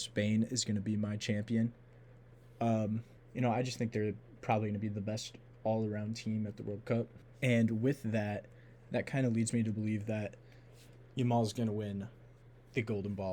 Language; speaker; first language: English; native; English